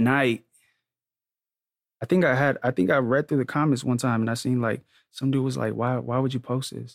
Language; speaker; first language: English; native; English